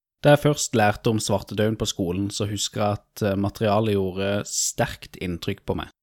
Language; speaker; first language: Norwegian; native; Norwegian